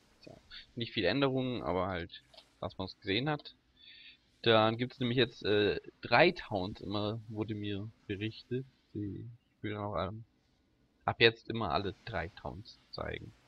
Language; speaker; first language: German; native; German